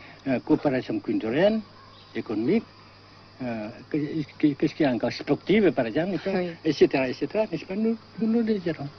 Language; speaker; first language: French; non-native, local second language; Vietnamese